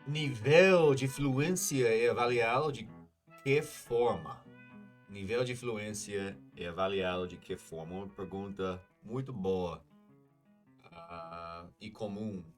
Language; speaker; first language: Portuguese; non-native, fluent; English